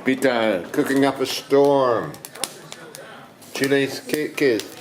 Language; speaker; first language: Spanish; non-native, learner; English